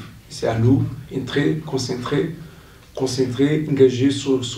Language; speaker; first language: French; non-native, learner; Portuguese